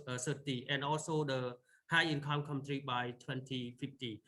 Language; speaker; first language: English; non-native, learner; Khmer